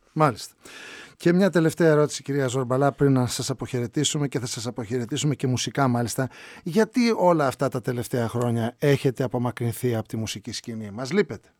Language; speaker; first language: Greek; native; Greek